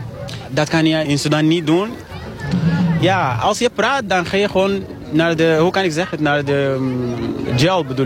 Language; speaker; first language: Dutch; non-native, fluent; Arabic